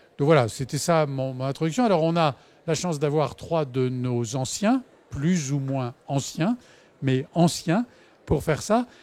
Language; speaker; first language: French; native; French